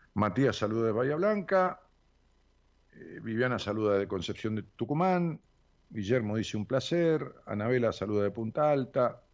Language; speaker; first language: Spanish; native; Spanish